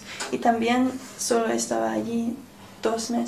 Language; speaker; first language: Spanish; non-native, learner; English